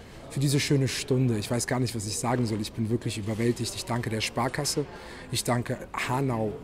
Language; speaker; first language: German; native; German